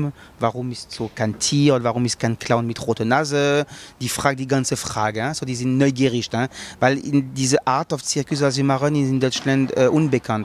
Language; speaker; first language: German; non-native, learner; French